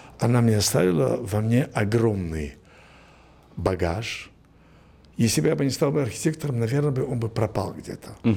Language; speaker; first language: Russian; non-native, local second language; Spanish